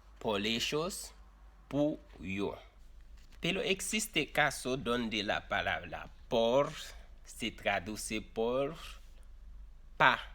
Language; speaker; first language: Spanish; non-native, fluent; Haitian Creole